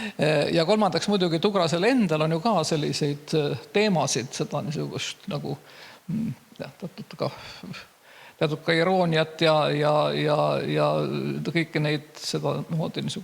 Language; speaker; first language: Estonian; native; Estonian